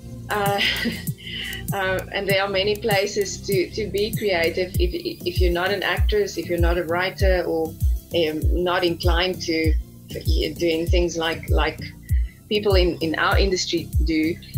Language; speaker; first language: English; non-native, local second language; Afrikaans